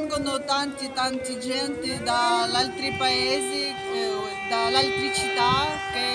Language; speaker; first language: Italian; non-native, learner; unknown